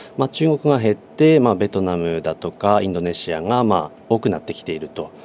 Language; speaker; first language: Japanese; native; Japanese